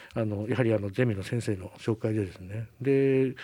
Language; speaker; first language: Japanese; native; Japanese